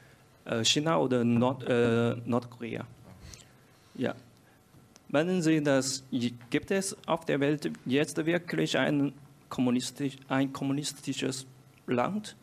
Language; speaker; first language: German; non-native, learner; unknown